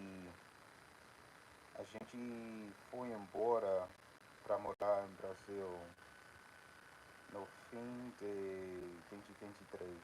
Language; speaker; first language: Portuguese; non-native, fluent; English